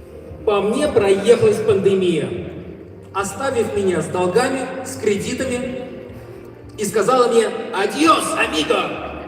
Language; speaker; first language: Russian; native; Russian